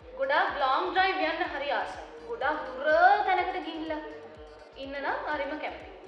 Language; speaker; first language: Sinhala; non-native, local second language; Tamil